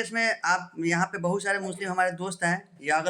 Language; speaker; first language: Hindi; native; Hindi